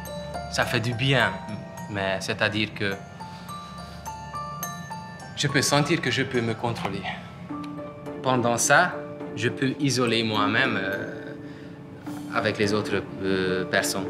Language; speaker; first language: French; non-native, learner; Spanish